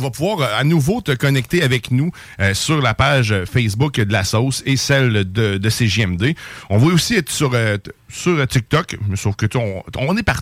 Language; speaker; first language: French; native; French